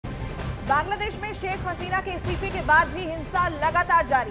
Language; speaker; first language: Hindi; native; Hindi